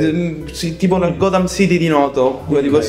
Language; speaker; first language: Italian; native; Italian